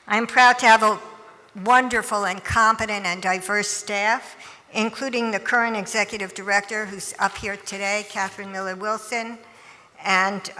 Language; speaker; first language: English; native; English